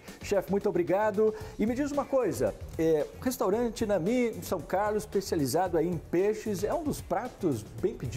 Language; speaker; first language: Portuguese; native; Portuguese